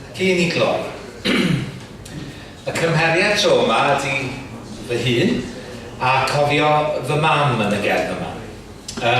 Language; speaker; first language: Welsh; native; Welsh